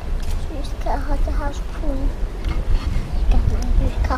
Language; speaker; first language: German; native; German